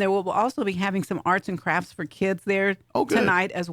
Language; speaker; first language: English; native; English